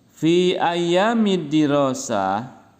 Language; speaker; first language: Arabic; non-native, fluent; Indonesian